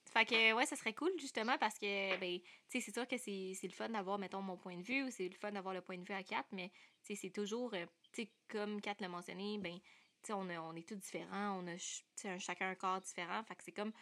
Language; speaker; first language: French; native; French